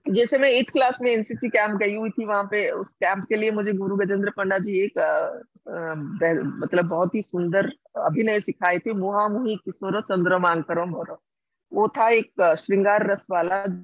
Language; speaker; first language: Hindi; non-native, local second language; Odia